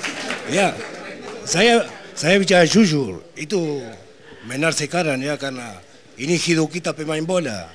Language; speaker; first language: Indonesian; non-native, learner; Spanish